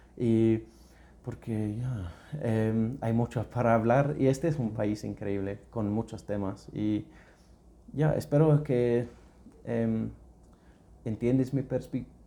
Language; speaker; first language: Spanish; non-native, learner; English